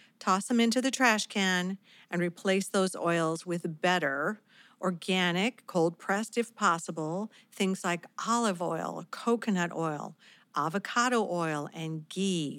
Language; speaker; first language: English; native; English